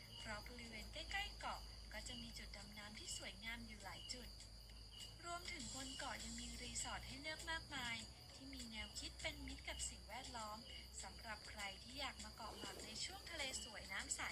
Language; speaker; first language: Thai; native; Thai